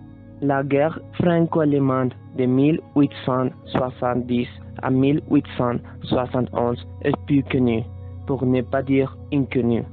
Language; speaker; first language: French; non-native, learner; Spanish